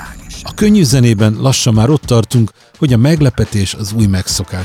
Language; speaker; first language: Hungarian; native; Hungarian